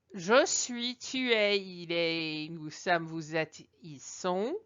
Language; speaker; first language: French; non-native, fluent; English